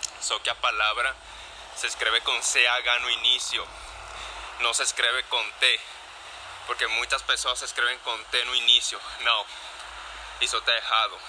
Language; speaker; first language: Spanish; non-native, learner; Portuguese